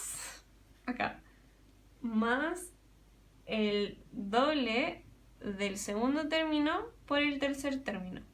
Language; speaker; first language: Spanish; native; Spanish